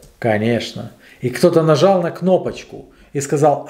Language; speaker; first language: Russian; native; Russian